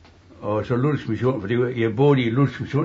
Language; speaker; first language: Danish; native; Danish